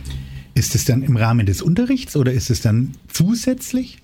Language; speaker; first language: German; native; German